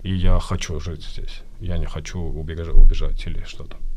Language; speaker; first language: Russian; non-native, fluent; Georgian